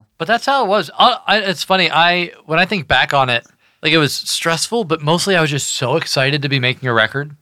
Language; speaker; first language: English; native; English